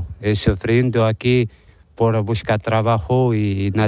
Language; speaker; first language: Spanish; non-native, learner; Arabic